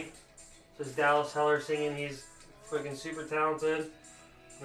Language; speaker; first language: English; native; English